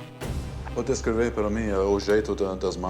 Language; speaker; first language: Portuguese; non-native, learner; English